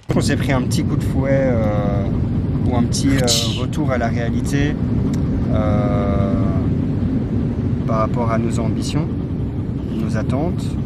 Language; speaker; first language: French; native; French